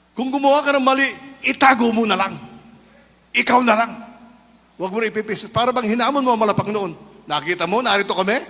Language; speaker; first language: Filipino; non-native, local second language; Iloko